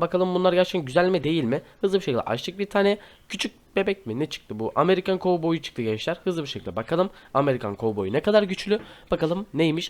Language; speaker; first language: Turkish; native; Turkish